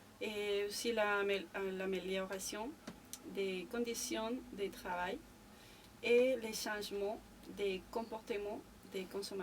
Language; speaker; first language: French; non-native, fluent; Spanish